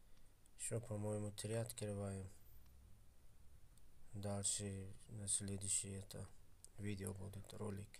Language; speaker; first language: Russian; non-native, fluent; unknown